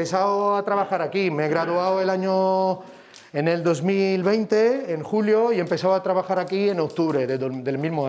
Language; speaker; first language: Spanish; non-native, fluent; Italian